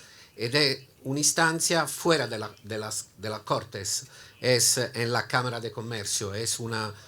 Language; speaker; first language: Spanish; non-native, learner; Italian